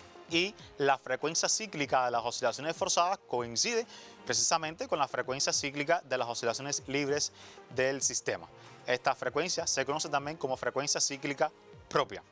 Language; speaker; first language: Spanish; native; Spanish